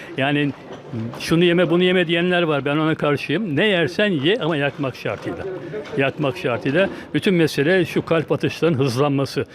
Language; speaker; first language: Turkish; native; Turkish